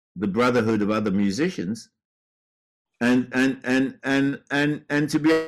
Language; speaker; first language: English; native; English